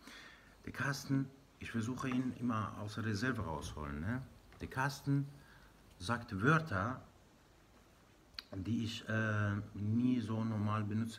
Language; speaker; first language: German; non-native, learner; Persian